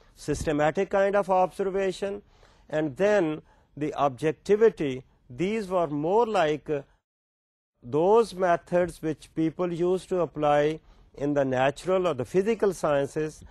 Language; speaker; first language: English; non-native, local second language; Urdu